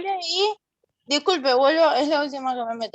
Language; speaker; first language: Spanish; native; Spanish